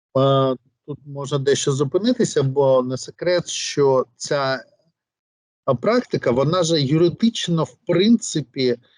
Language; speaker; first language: Ukrainian; native; Ukrainian